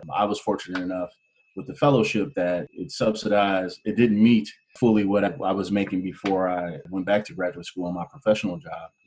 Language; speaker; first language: English; native; English